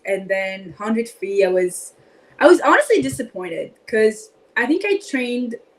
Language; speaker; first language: English; non-native, fluent; French